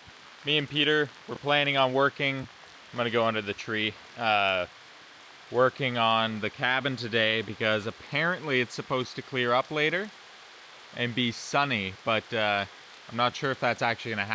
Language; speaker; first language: English; native; English